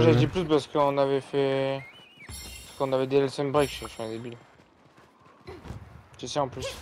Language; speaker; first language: French; native; French